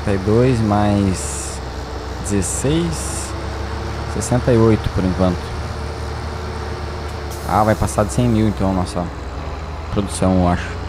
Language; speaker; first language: Portuguese; native; Portuguese